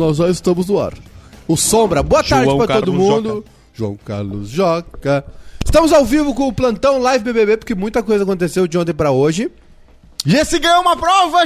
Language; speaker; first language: Portuguese; native; Portuguese